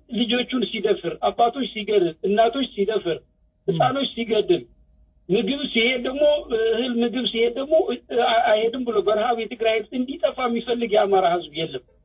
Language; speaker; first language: Amharic; non-native, local second language; Tigrinya